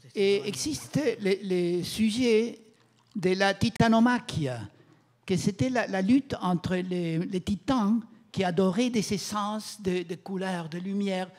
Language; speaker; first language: French; non-native, fluent; Spanish